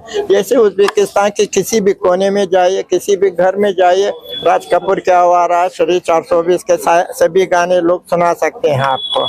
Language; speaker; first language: Hindi; non-native, fluent; Uzbek